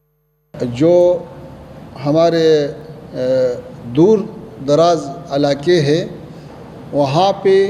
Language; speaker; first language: Hindi; non-native, fluent; Pashto